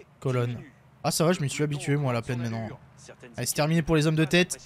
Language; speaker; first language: French; native; French